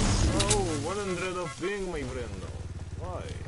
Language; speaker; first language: English; non-native, learner; French